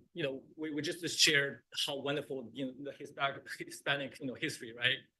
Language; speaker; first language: English; non-native, fluent; Chinese